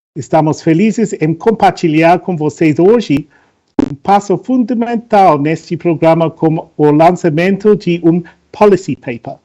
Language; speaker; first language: Portuguese; non-native, learner; English